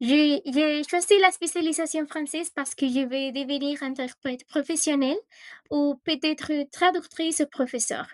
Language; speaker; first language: French; non-native, fluent; Spanish